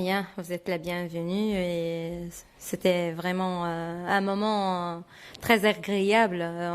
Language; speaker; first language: French; non-native, fluent; Arabic